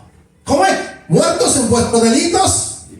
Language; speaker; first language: Spanish; native; Spanish